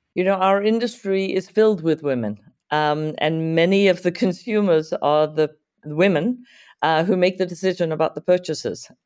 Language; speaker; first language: English; native; English